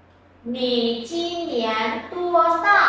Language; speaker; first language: Chinese; non-native, fluent; Vietnamese